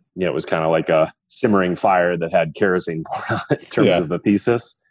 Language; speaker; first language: English; native; English